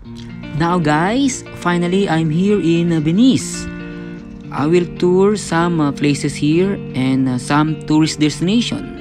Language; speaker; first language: English; non-native, local second language; Filipino